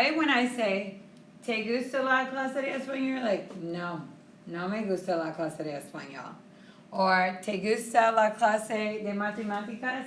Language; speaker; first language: Spanish; non-native, fluent; English